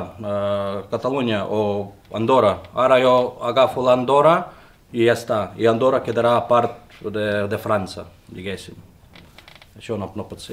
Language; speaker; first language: Catalan; non-native, learner; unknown